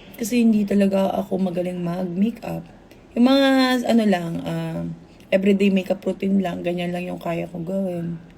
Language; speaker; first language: Filipino; native; Filipino